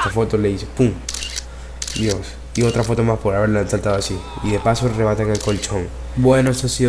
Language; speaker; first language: Spanish; native; Spanish